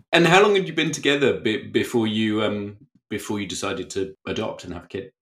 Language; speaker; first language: English; native; English